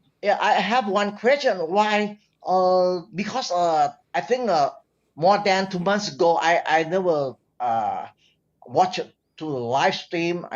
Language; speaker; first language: English; non-native, learner; Thai